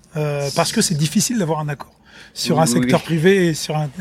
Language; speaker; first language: French; native; French